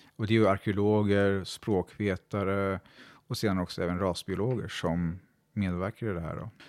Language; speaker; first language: Swedish; native; Swedish